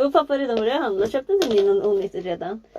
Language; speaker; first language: Swedish; native; Swedish